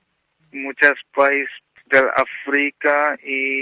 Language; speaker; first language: Spanish; non-native, learner; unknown